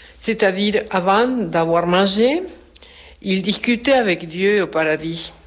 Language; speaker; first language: French; non-native, fluent; Spanish